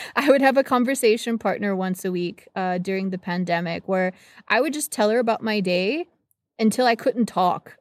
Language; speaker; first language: English; native; English